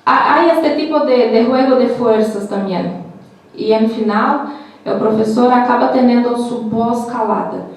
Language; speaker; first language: Spanish; non-native, learner; Portuguese